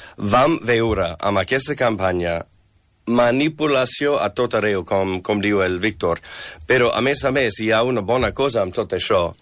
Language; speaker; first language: Catalan; non-native, fluent; English